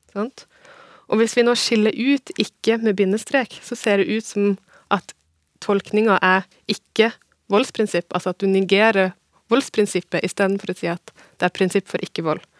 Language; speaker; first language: Norwegian; native; Norwegian